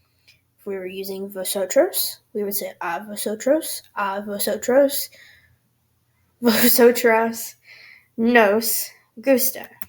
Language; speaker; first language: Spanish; non-native, learner; English